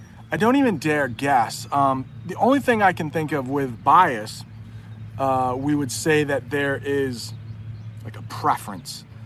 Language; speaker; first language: English; native; English